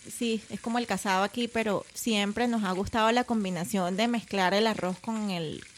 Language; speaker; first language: Spanish; native; Spanish